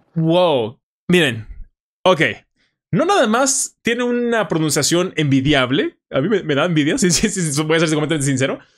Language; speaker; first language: Spanish; native; Spanish